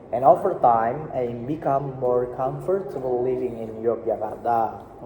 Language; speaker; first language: English; non-native, learner; Indonesian